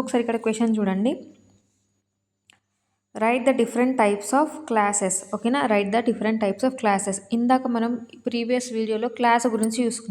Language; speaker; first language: Telugu; native; Telugu